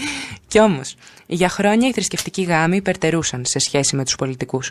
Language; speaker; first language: Greek; native; Greek